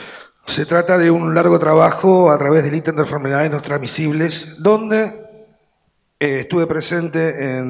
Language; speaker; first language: Spanish; native; Spanish